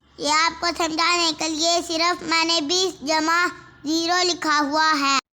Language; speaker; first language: Urdu; non-native, local second language; Punjabi